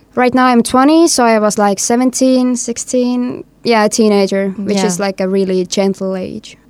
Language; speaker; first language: English; non-native, fluent; Estonian